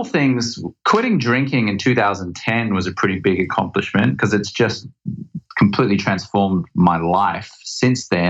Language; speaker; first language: English; native; English